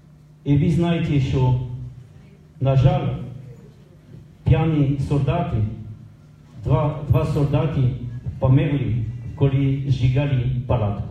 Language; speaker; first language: Ukrainian; non-native, learner; French